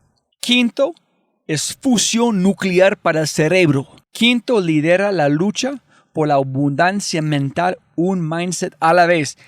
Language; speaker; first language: Spanish; non-native, fluent; English